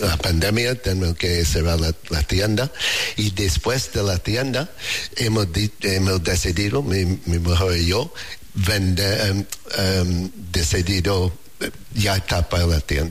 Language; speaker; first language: Spanish; non-native, learner; English